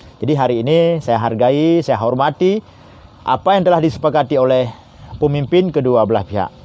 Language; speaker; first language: Indonesian; non-native, local second language; Achinese